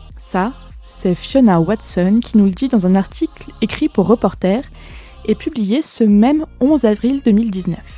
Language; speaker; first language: French; native; French